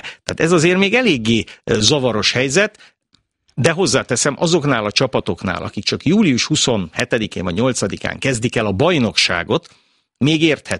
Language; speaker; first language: Hungarian; native; Hungarian